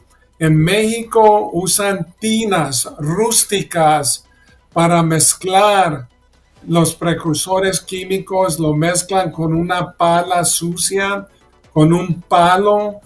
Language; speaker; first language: Spanish; early bilingual, heritage; Spanish